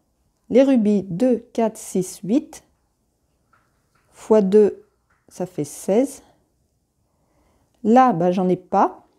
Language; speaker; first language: French; native; French